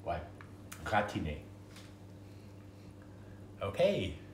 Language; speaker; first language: French; non-native, fluent; English